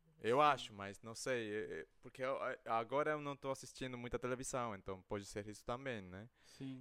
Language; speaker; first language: Portuguese; non-native, fluent; Spanish